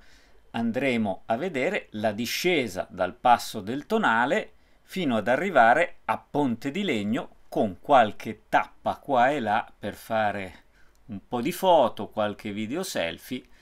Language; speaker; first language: Italian; native; Italian